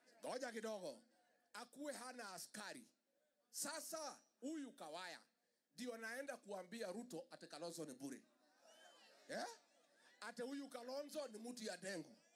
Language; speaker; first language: Swahili; non-native, local second language; Kikuyu